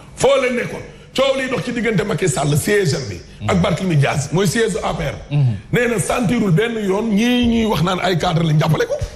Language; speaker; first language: Wolof; native; Wolof